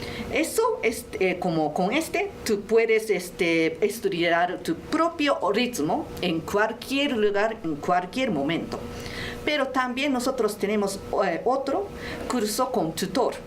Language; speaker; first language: Spanish; non-native, learner; Japanese